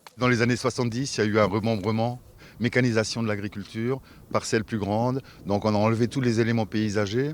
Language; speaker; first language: French; native; French